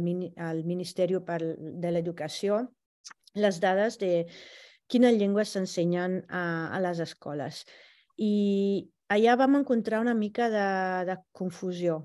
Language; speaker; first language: Catalan; non-native, fluent; Italian